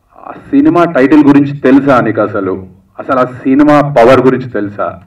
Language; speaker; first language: Telugu; native; Telugu